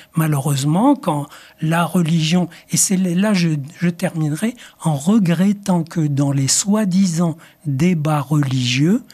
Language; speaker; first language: French; non-native, local second language; Arabic